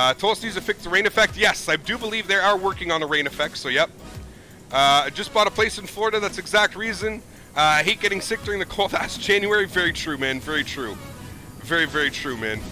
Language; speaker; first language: English; native; English